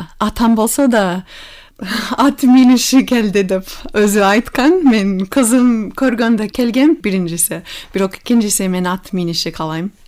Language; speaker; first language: Kyrgyz; non-native, fluent; English